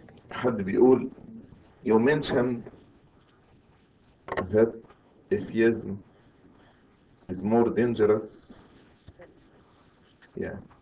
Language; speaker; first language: English; non-native, fluent; Arabic